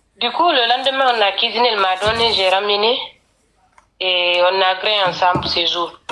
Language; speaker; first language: French; non-native, local second language; Fula